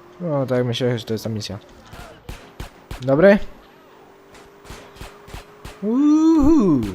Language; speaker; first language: Polish; native; Polish